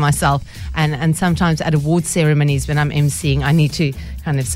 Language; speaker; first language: English; native; English